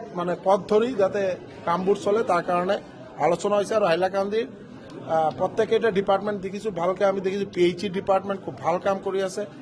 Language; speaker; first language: Assamese; non-native, local second language; Bangla